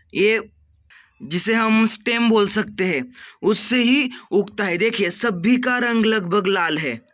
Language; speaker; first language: Hindi; non-native, local second language; Marathi